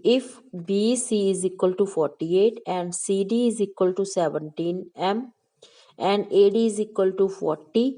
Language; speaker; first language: English; non-native, local second language; Punjabi